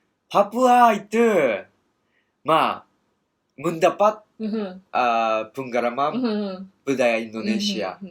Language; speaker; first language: Indonesian; non-native, learner; Japanese